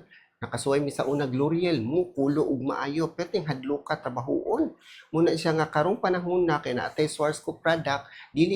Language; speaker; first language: Cebuano; native; Cebuano